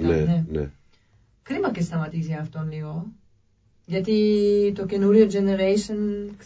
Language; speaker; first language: Greek; non-native, learner; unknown